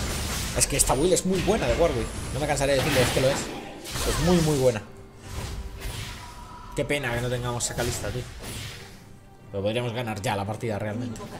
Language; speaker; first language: Spanish; native; Spanish